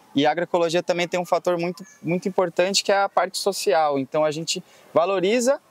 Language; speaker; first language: Portuguese; native; Portuguese